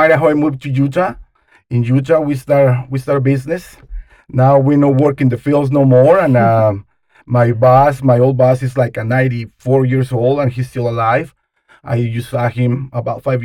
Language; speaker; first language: English; non-native, learner; Spanish